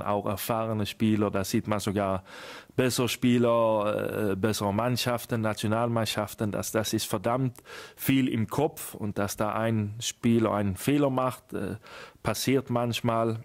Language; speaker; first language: German; non-native, fluent; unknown